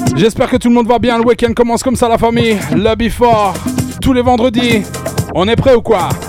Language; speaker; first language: French; native; French